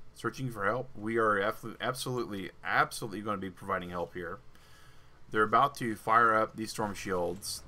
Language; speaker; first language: English; native; English